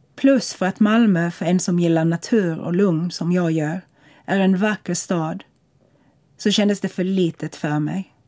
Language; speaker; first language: Swedish; non-native, fluent; English